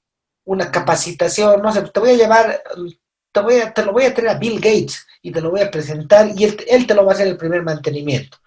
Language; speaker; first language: Spanish; native; Spanish